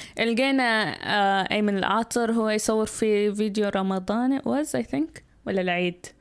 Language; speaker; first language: Arabic; early bilingual, heritage; Arabic